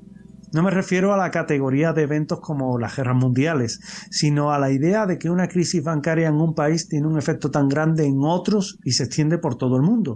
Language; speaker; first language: Spanish; native; Spanish